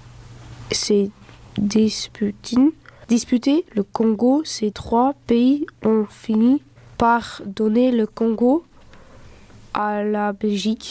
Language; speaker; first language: French; early bilingual, other home language; Dutch